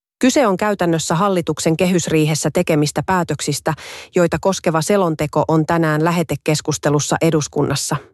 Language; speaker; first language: Finnish; native; Finnish